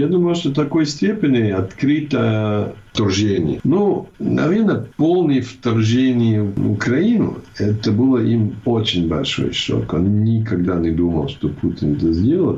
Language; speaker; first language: Russian; non-native, fluent; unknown